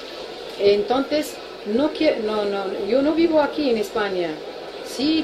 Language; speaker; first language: Spanish; non-native, fluent; Arabic